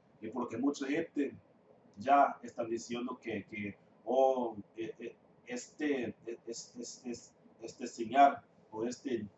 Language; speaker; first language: Spanish; non-native, fluent; English